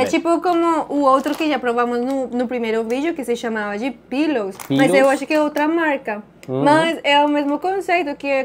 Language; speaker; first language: Portuguese; non-native, fluent; Spanish